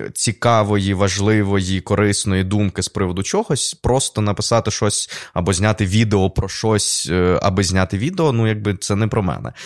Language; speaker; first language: Ukrainian; non-native, local second language; Russian